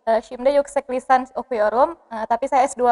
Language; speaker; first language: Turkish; non-native, learner; Indonesian